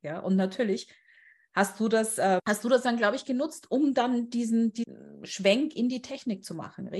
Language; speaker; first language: German; native; German